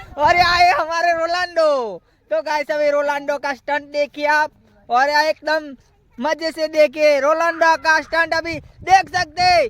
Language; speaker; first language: Hindi; non-native, local second language; Gujarati